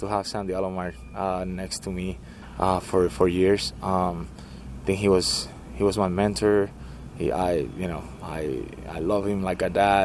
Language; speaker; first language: English; non-native, fluent; Spanish